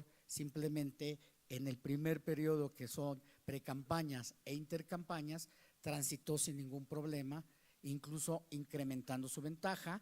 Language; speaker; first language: Spanish; native; Spanish